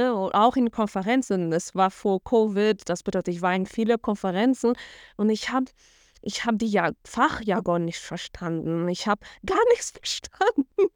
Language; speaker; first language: German; non-native, fluent; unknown